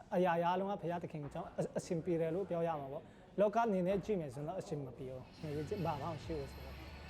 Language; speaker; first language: Burmese; non-native, local second language; Hakha Chin